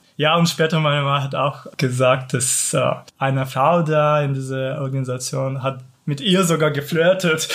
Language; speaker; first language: German; non-native, fluent; Kyrgyz